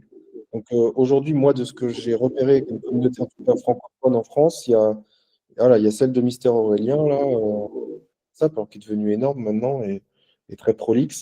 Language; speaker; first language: French; native; French